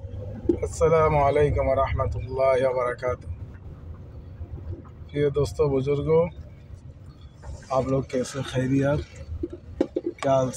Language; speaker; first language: Hindi; non-native, learner; Bangla